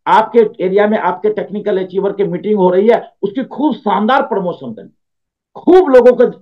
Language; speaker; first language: Hindi; native; Hindi